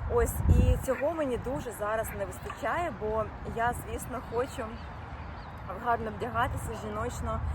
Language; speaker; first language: Ukrainian; non-native, local second language; Russian